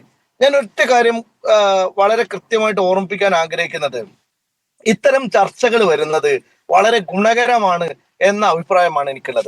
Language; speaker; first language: Malayalam; native; Malayalam